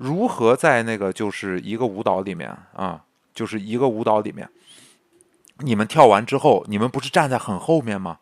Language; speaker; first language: Chinese; native; Chinese